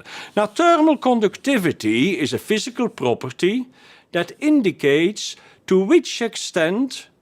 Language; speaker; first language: English; non-native, fluent; Dutch